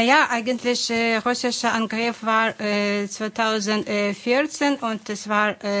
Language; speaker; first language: German; non-native, fluent; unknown